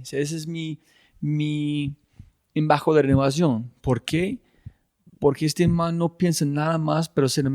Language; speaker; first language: Spanish; non-native, fluent; English